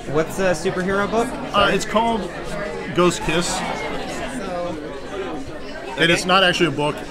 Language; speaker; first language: English; native; English